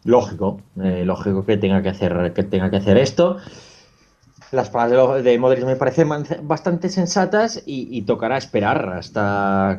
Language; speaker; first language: Spanish; native; Spanish